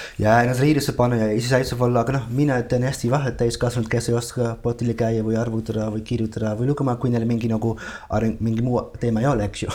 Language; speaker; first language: Estonian; non-native, fluent; Dutch